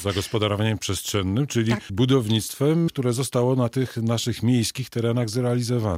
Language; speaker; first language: Polish; native; Polish